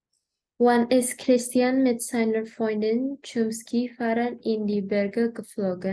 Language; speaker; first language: German; non-native, learner; Indonesian